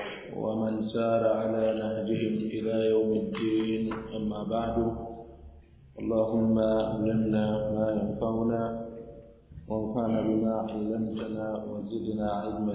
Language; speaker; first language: Arabic; non-native, fluent; Swahili